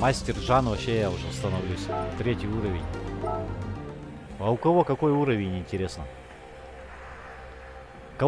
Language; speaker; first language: Russian; native; Russian